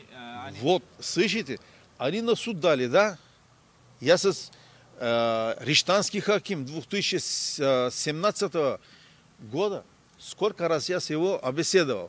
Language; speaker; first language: Russian; non-native, learner; Turkish